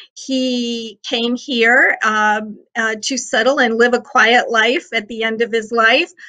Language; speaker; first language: English; native; English